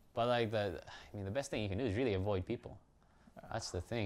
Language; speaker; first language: English; non-native, local second language; Hiligaynon